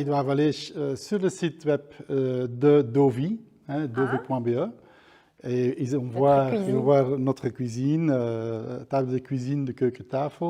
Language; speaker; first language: French; non-native, local second language; Dutch